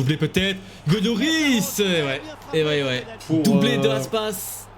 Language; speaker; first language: French; native; French